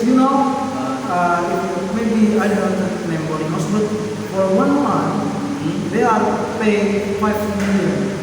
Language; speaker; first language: English; non-native, learner; Indonesian